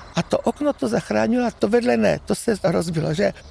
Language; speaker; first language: Czech; native; Czech